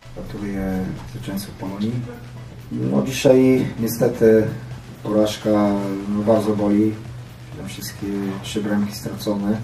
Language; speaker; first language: Polish; non-native, learner; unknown